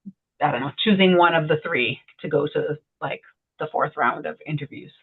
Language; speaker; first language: English; native; English